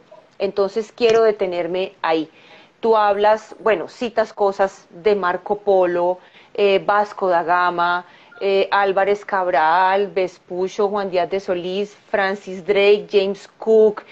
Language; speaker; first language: Spanish; native; Spanish